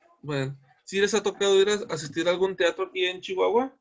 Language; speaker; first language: Spanish; native; Spanish